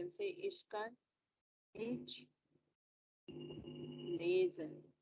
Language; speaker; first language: German; non-native, learner; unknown